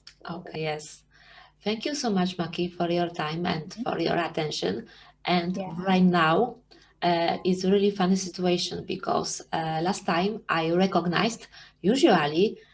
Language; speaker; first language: English; non-native, fluent; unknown